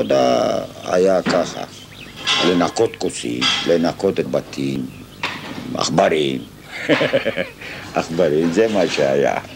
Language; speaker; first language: Hebrew; non-native, fluent; Ladino